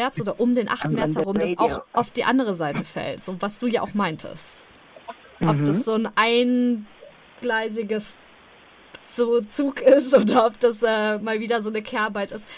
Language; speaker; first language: German; native; German